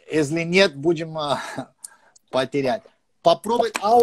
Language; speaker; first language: Russian; non-native, learner; English